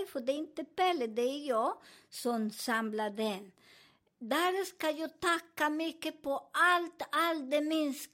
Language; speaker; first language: Swedish; non-native, learner; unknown